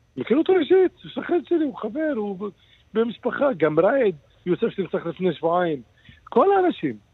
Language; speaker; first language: Hebrew; non-native, local second language; Arabic